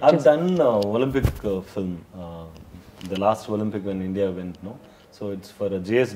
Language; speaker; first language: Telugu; non-native, learner; Tamil